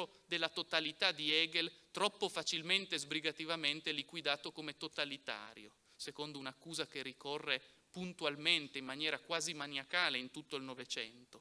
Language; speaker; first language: Italian; native; Italian